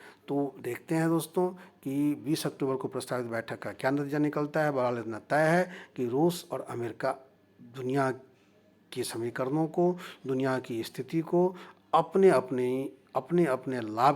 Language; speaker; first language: Hindi; native; Hindi